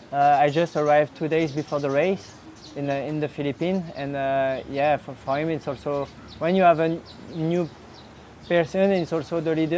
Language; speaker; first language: English; non-native, learner; French